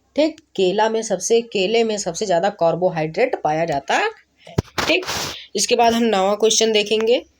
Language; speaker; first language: Hindi; native; Hindi